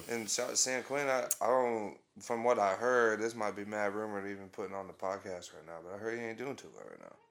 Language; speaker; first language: English; native; English